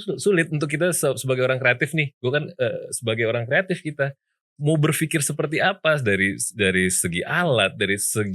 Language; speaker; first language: Indonesian; native; Indonesian